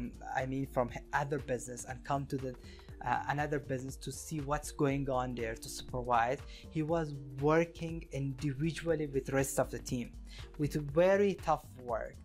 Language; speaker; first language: English; non-native, fluent; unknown